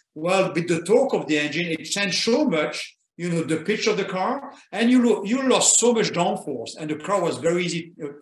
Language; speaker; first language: English; non-native, fluent; French